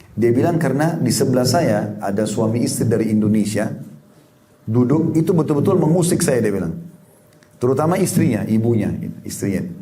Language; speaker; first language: Indonesian; native; Indonesian